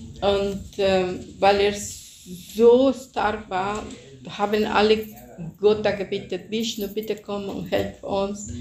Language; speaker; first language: German; non-native, fluent; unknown